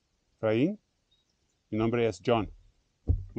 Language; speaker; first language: Spanish; non-native, learner; English